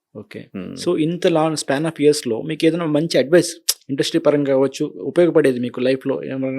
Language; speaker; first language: Telugu; native; Telugu